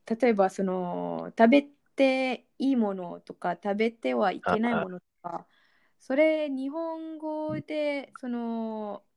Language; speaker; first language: Japanese; non-native, fluent; Malay